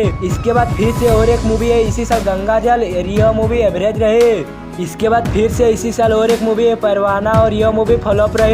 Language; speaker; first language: Hindi; non-native, local second language; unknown